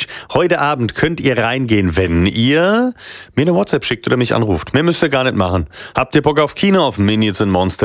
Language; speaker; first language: German; native; German